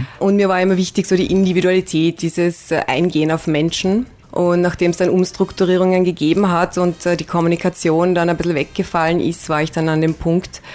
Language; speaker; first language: German; native; German